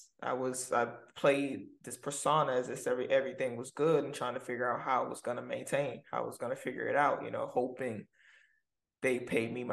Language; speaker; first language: English; native; English